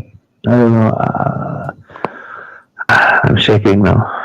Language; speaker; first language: English; non-native, learner; Indonesian